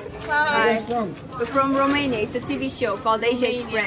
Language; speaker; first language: English; non-native, fluent; Romanian